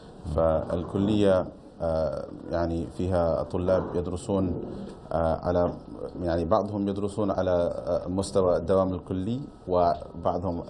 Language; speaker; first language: Arabic; non-native, fluent; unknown